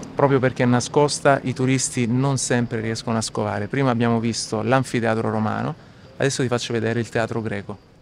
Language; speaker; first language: Italian; native; Italian